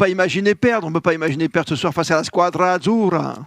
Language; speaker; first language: French; native; French